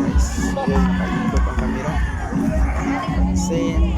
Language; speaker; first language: Filipino; non-native, local second language; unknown